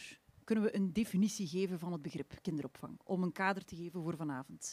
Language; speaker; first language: Dutch; native; Dutch